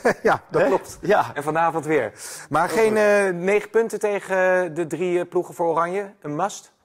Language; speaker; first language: Dutch; native; Dutch